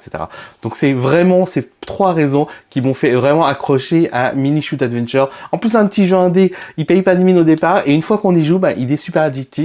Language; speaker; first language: French; native; French